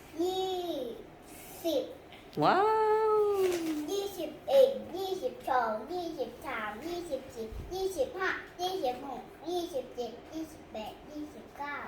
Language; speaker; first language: Thai; native; Thai